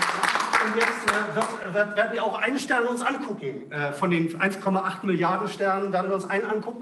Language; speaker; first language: German; native; German